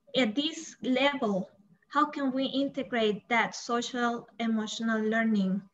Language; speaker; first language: English; non-native, fluent; Spanish